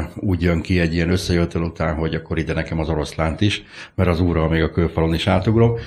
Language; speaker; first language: Hungarian; native; Hungarian